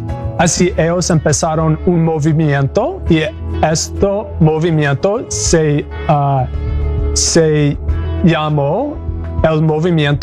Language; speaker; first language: Spanish; non-native, learner; English